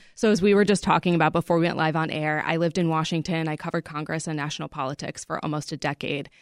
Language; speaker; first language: English; native; English